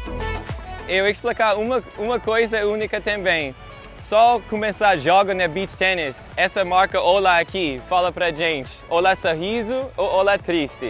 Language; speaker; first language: Portuguese; non-native, learner; English